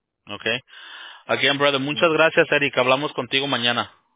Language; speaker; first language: Spanish; early bilingual, heritage; Spanish